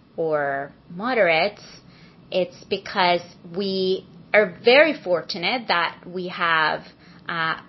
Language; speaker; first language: English; non-native, fluent; Spanish